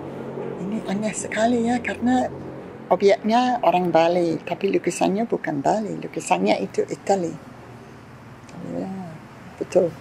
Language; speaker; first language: Indonesian; non-native, fluent; English